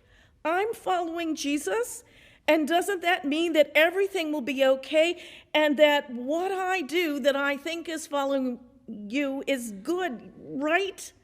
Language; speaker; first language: English; native; English